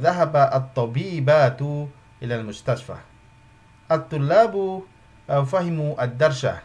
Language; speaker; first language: Arabic; non-native, fluent; Indonesian